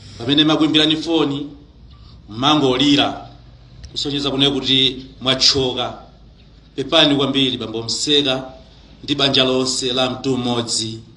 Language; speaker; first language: Nyanja; native; Nyanja